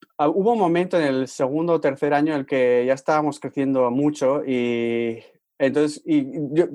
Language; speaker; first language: Spanish; native; Spanish